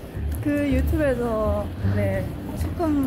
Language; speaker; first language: Korean; non-native, learner; Indonesian